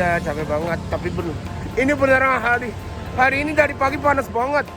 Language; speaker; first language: Indonesian; non-native, fluent; Japanese